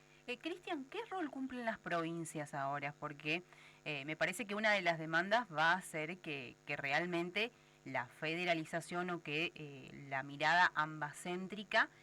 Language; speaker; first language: Spanish; native; Spanish